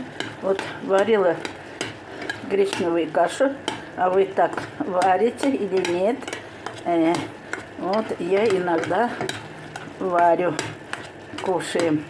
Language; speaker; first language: Russian; non-native, local second language; Tatar